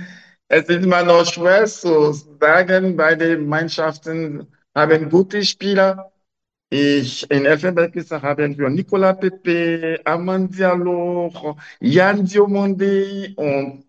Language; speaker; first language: German; non-native, local second language; French